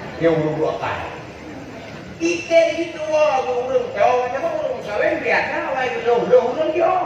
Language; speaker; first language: Malay; non-native, local second language; Achinese